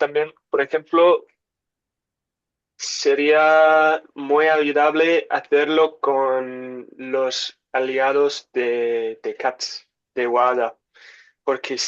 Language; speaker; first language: Spanish; non-native, learner; English